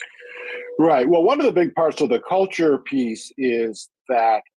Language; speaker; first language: English; native; English